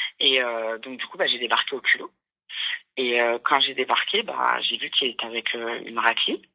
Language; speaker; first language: French; early bilingual, other home language; Arabic